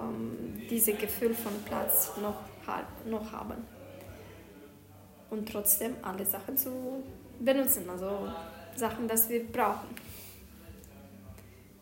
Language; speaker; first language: German; non-native, fluent; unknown